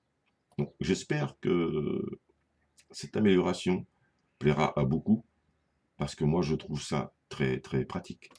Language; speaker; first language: French; native; French